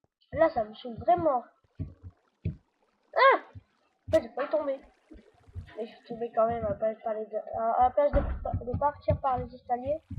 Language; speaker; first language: French; native; French